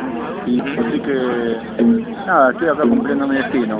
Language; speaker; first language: Spanish; native; Spanish